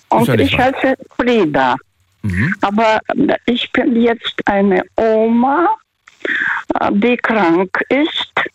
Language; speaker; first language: German; non-native, fluent; Russian